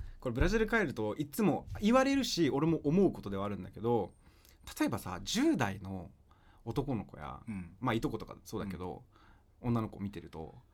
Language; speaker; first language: Japanese; early bilingual, other home language; Portuguese